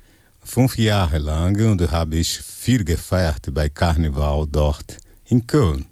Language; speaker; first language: German; non-native, fluent; Portuguese